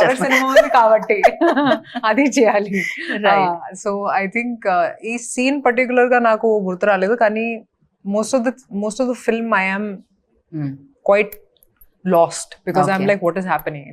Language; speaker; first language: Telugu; non-native, fluent; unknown